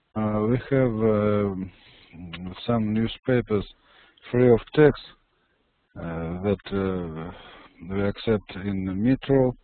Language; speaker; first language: English; non-native, learner; Russian